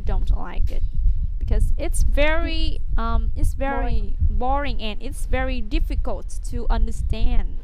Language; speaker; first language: English; non-native, fluent; Vietnamese